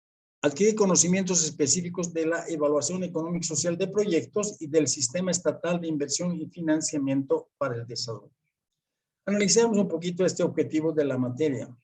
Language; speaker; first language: Spanish; native; Spanish